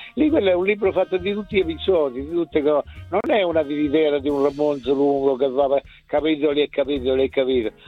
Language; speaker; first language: Italian; early bilingual, other home language; Spanish